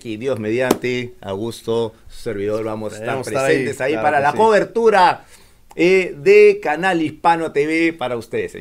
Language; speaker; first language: Spanish; native; Spanish